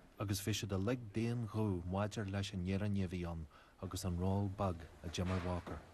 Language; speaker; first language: Irish; native; Irish